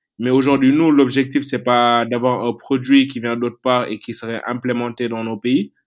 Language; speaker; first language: French; non-native, local second language; Wolof